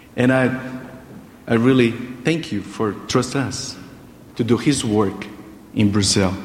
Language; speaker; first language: English; non-native, fluent; Portuguese